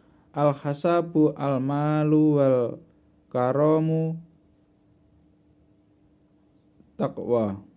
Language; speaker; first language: Arabic; non-native, learner; Indonesian